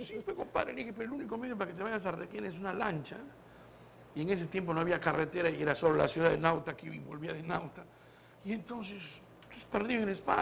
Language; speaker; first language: Spanish; native; Spanish